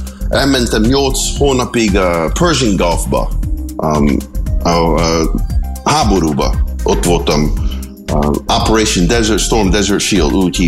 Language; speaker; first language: Hungarian; early bilingual, heritage; English